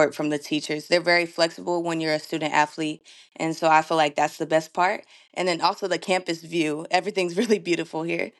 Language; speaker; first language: English; native; English